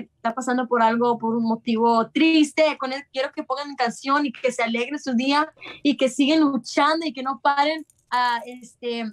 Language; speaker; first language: Spanish; early bilingual, heritage; Spanish